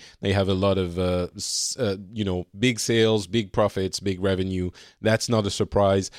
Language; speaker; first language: English; non-native, fluent; French